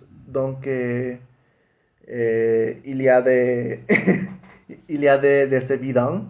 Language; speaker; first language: French; non-native, learner; Spanish